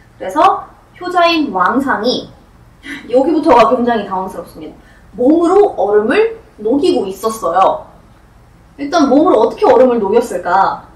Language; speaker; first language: Korean; non-native, fluent; Russian